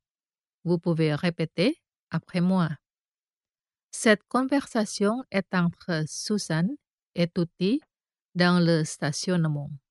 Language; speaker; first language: French; non-native, fluent; Indonesian